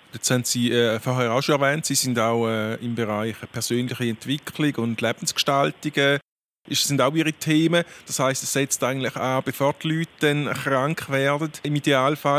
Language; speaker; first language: German; native; German